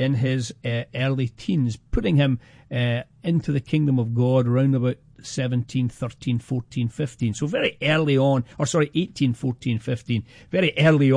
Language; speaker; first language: English; native; English